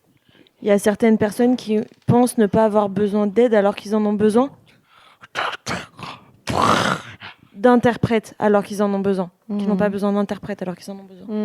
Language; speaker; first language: French; native; French